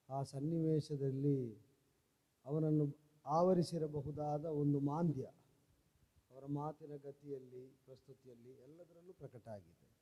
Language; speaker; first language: Kannada; native; Kannada